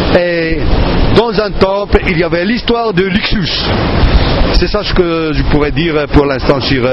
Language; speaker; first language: French; non-native, fluent; Arabic